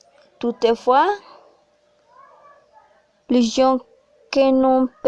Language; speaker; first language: French; non-native, learner; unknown